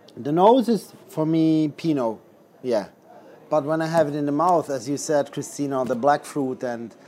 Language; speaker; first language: English; non-native, fluent; Swiss German